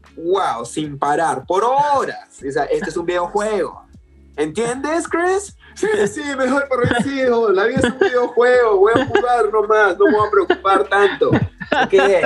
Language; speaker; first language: Spanish; early bilingual, other home language; English